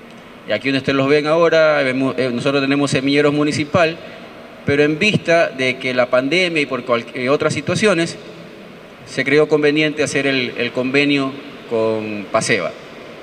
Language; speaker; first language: Spanish; native; Spanish